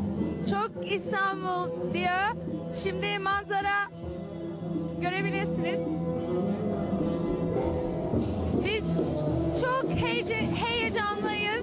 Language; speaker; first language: Turkish; non-native, learner; Greek